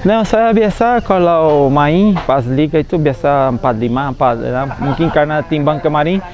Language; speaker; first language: Indonesian; non-native, fluent; Portuguese